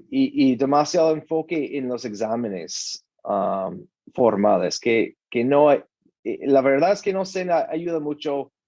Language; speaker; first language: Spanish; non-native, learner; English